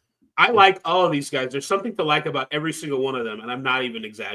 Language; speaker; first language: English; native; English